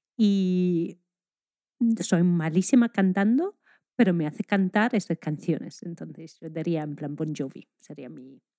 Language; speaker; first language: Spanish; non-native, fluent; English